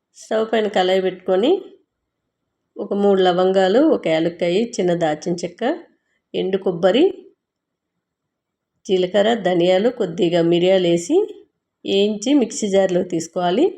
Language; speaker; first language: Telugu; native; Telugu